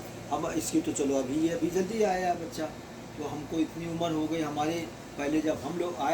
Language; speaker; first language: Hindi; native; Hindi